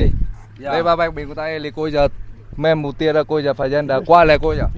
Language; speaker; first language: Portuguese; non-native, learner; Vietnamese